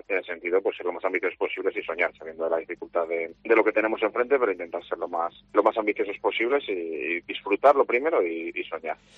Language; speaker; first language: Spanish; native; Spanish